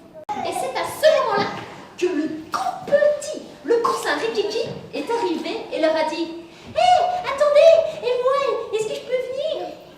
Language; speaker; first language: French; native; French